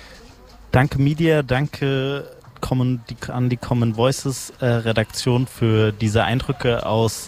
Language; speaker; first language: German; native; German